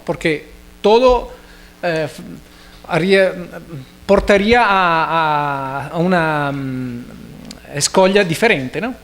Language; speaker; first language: Portuguese; non-native, learner; Italian